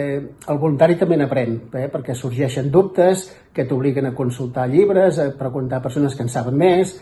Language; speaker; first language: Catalan; native; Catalan